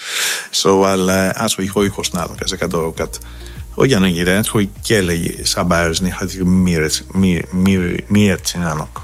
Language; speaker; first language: Hungarian; non-native, fluent; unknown